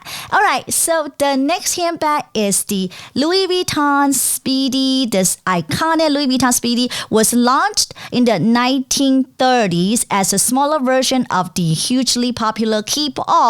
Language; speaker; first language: English; non-native, fluent; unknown